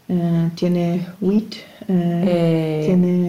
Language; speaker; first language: Spanish; non-native, learner; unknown